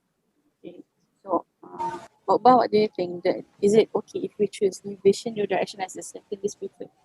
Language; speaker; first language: English; non-native, fluent; Malay